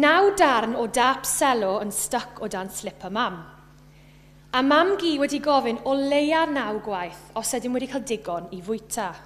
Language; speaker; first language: Welsh; native; Welsh